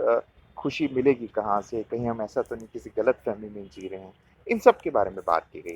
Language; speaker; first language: Hindi; native; Hindi